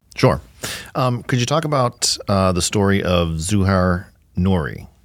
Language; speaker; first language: English; native; English